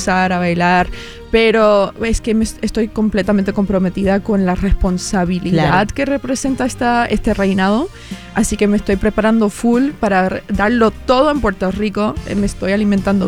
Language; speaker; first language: Spanish; early bilingual, heritage; Spanish